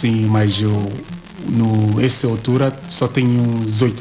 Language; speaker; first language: Portuguese; non-native, learner; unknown